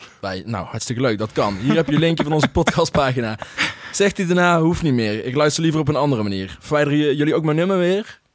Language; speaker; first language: Dutch; native; Dutch